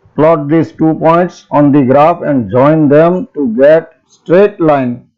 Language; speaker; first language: English; non-native, local second language; Gujarati